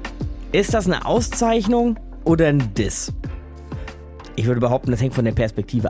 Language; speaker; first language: German; native; German